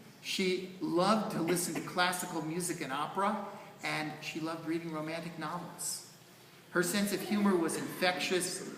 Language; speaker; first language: English; native; English